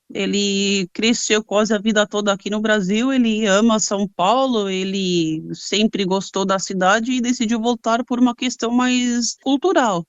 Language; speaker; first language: Portuguese; early bilingual, other home language; Spanish